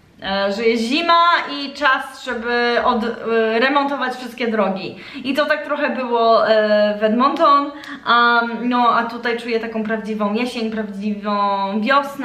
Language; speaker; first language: Polish; early bilingual, heritage; Polish